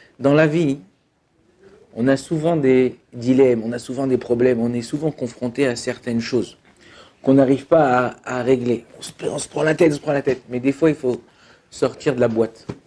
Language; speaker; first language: French; native; French